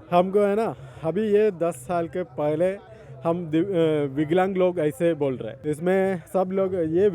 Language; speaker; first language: Hindi; non-native, local second language; Malayalam